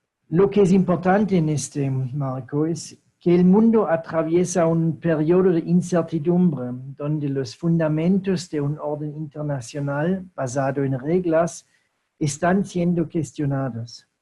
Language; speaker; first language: Spanish; non-native, fluent; German